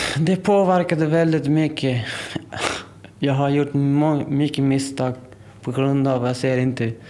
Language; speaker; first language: Swedish; non-native, learner; Persian